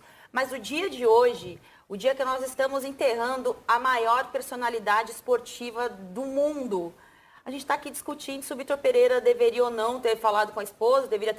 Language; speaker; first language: Portuguese; native; Portuguese